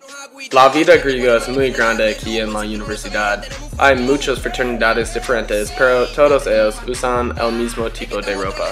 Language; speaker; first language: Spanish; non-native, learner; English